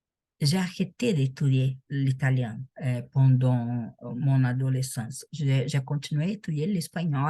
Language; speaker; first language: French; non-native, learner; Portuguese